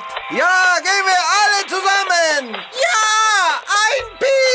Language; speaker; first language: German; non-native, learner; Slovenian